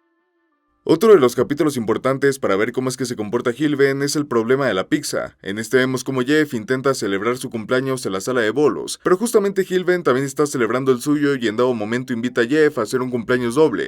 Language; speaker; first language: Spanish; native; Spanish